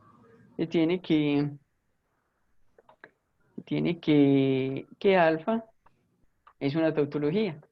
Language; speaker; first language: Spanish; native; Spanish